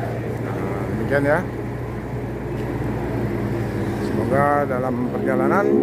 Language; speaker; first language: Indonesian; native; Indonesian